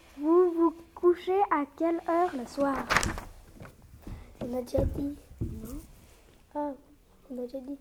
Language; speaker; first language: French; native; French